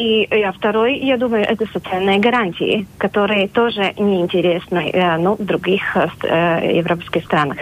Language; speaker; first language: Russian; non-native, local second language; Latvian